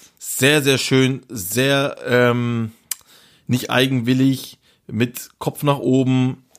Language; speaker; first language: German; early bilingual, other home language; Turkish